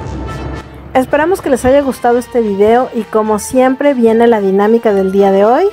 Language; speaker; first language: Spanish; native; Spanish